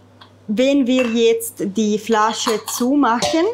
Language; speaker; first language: German; non-native, fluent; Italian